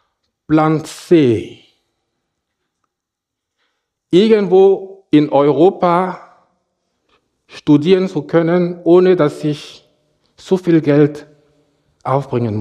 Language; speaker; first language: German; non-native, fluent; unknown